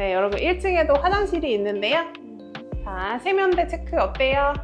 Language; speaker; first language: Korean; native; Korean